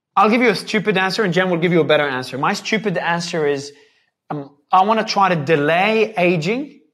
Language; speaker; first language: English; native; English